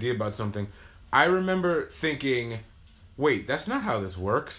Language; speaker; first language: English; native; English